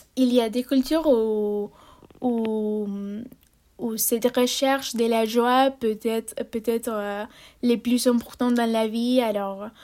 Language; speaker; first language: French; non-native, fluent; Spanish